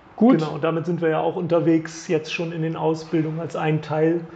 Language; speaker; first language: German; native; German